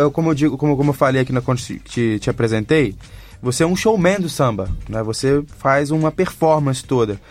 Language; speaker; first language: Portuguese; native; Portuguese